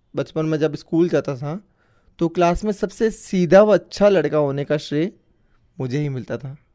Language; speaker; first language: Hindi; native; Hindi